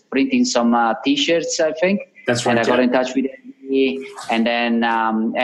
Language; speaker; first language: English; non-native, fluent; Italian